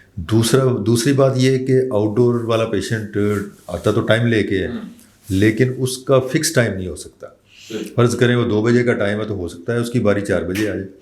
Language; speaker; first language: Urdu; native; Urdu